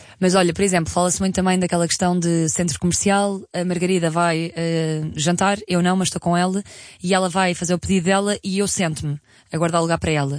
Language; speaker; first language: Portuguese; native; Portuguese